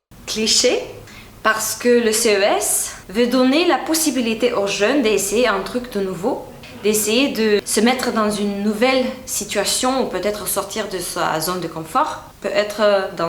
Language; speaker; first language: French; non-native, fluent; Romanian